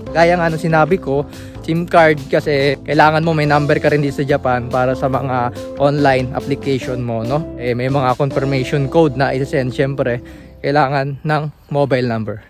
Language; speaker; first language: Filipino; native; Filipino